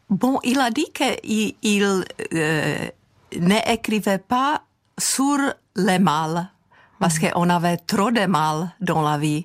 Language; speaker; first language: French; non-native, fluent; Czech